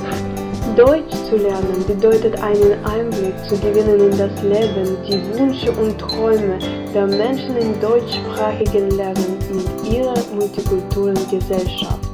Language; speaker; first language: German; non-native, learner; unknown